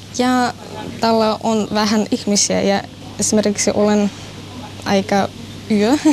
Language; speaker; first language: Finnish; non-native, learner; Russian